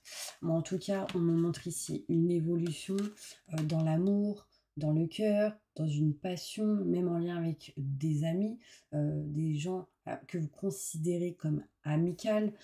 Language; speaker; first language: French; native; French